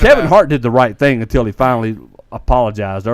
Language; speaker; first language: English; native; English